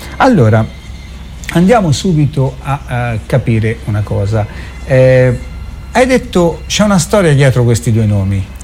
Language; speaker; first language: Italian; native; Italian